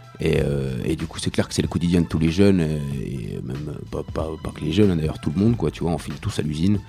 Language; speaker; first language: French; early bilingual, other home language; Arabic